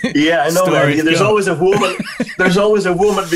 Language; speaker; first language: English; non-native, fluent; Greek